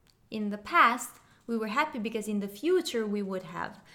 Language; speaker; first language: English; non-native, fluent; Italian